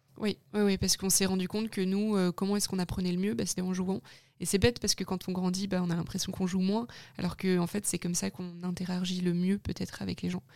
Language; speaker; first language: French; native; French